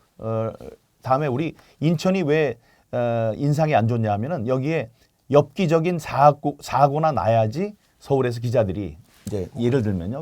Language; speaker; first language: Korean; native; Korean